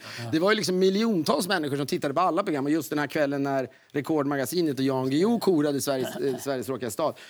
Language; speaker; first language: Swedish; native; Swedish